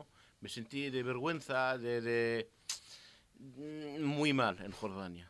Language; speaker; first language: Spanish; non-native, learner; Arabic